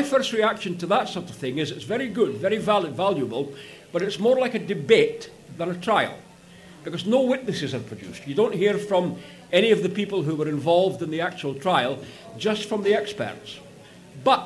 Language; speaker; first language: English; native; English